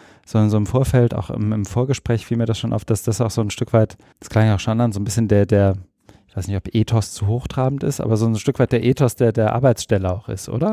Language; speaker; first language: German; native; German